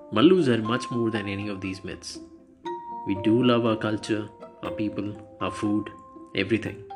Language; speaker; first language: English; non-native, local second language; Malayalam